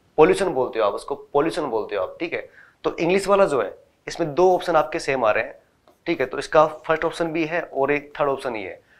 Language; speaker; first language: Hindi; native; Hindi